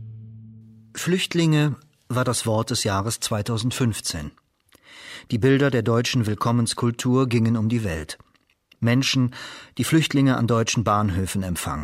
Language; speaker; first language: German; native; German